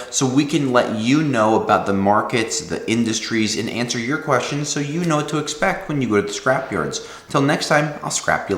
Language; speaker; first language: English; native; English